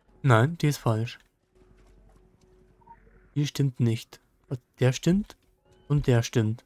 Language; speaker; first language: German; native; German